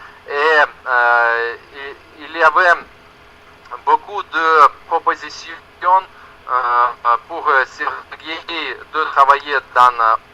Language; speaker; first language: French; non-native, learner; Russian